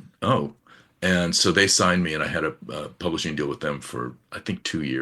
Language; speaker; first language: English; native; English